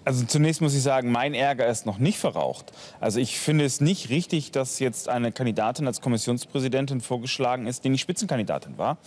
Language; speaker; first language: German; native; German